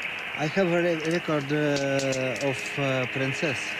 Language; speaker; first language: English; non-native, learner; Russian